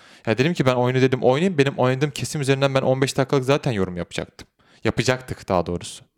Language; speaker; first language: Turkish; native; Turkish